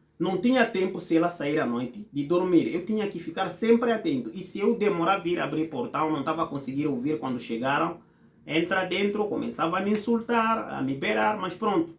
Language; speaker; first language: Portuguese; non-native, fluent; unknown